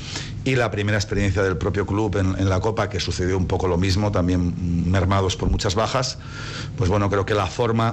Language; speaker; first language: Spanish; native; Spanish